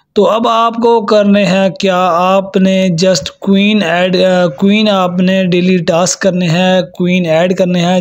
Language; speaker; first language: Urdu; non-native, local second language; Punjabi